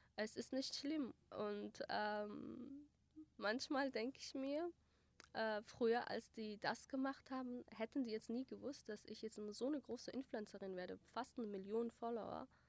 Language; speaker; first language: German; early bilingual, other home language; Kurdish